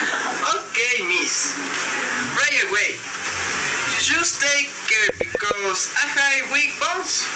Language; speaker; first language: English; non-native, learner; Spanish